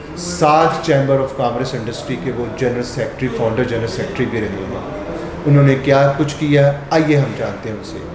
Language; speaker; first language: Urdu; native; Urdu